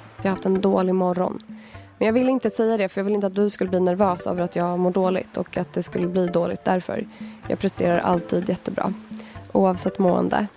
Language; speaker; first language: Swedish; native; Swedish